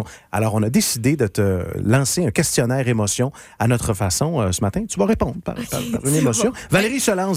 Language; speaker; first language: French; native; French